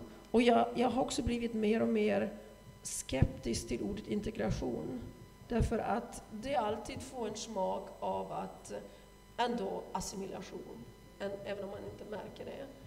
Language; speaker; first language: Swedish; non-native, fluent; German